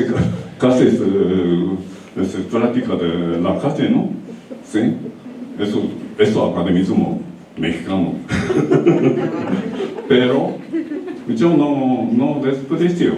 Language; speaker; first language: Spanish; non-native, learner; Japanese